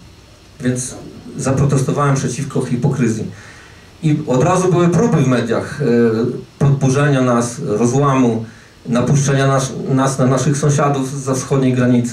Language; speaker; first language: Polish; native; Polish